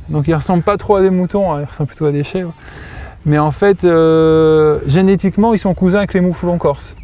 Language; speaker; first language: French; native; French